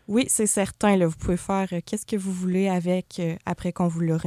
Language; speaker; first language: French; native; French